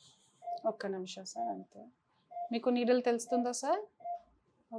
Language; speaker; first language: Telugu; non-native, fluent; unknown